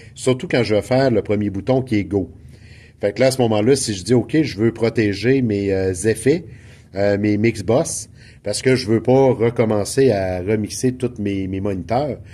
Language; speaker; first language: French; native; French